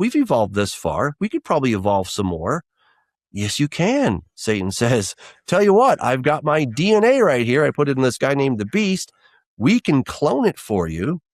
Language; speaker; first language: English; native; English